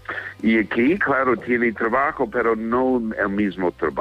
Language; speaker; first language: Spanish; non-native, fluent; English